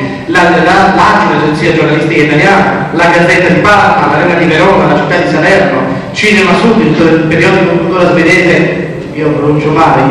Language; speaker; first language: Italian; native; Italian